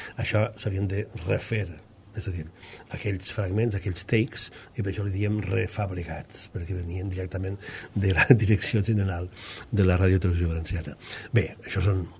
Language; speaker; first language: Catalan; native; Catalan